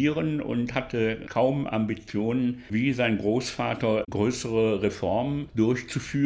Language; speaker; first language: German; native; German